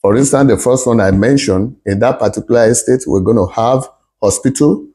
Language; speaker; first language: English; non-native, local second language; Yoruba